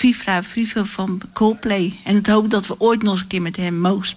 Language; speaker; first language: Dutch; native; Dutch